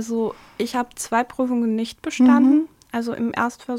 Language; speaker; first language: German; non-native, fluent; Russian